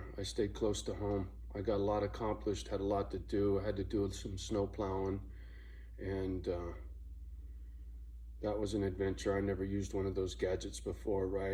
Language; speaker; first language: English; native; English